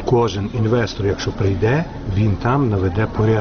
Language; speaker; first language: Ukrainian; native; Ukrainian